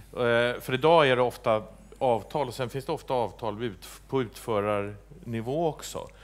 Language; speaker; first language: Swedish; native; Swedish